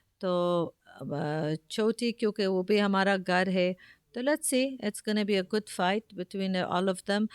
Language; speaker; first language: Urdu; early bilingual, heritage; Urdu